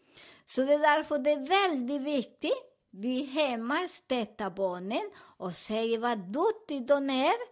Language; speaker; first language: Swedish; non-native, fluent; Spanish